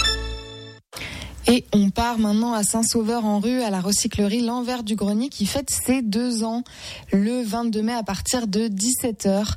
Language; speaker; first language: French; native; French